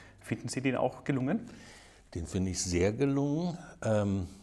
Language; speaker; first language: German; native; German